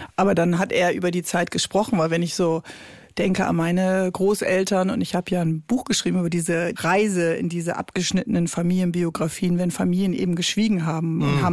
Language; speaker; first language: German; native; German